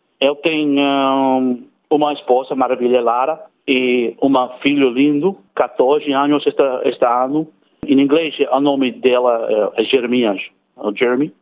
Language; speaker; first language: Portuguese; non-native, learner; English